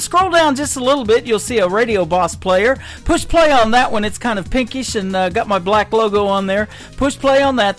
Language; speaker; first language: English; native; English